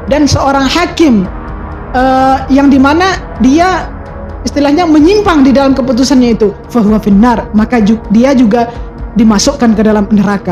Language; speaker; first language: Indonesian; native; Indonesian